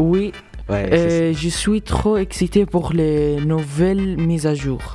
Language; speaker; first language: French; non-native, local second language; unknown